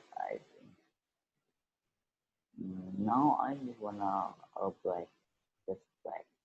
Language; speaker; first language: English; non-native, learner; Indonesian